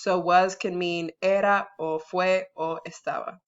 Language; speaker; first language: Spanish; early bilingual, heritage; Spanish